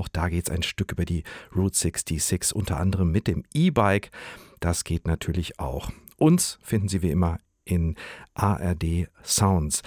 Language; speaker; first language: German; native; German